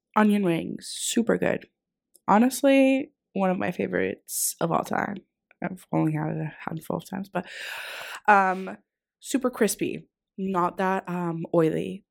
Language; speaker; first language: English; non-native, fluent; Greek